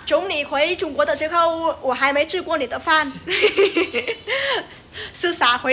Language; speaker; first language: Chinese; non-native, fluent; Vietnamese